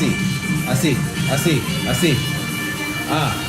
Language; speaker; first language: Spanish; non-native, learner; English